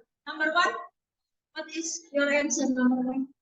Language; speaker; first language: English; non-native, learner; Indonesian